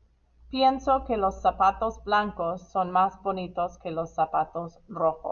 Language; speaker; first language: Spanish; non-native, fluent; English